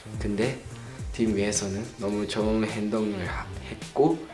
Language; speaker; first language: Korean; non-native, learner; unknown